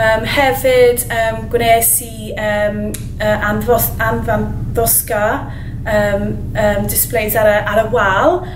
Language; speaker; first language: Welsh; non-native, learner; English